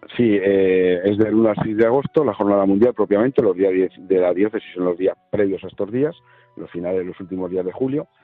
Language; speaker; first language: Spanish; native; Spanish